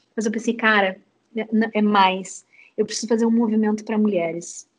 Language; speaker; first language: Portuguese; native; Portuguese